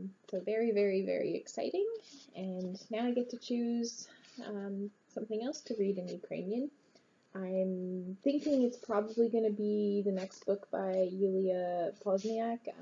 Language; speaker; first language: English; native; English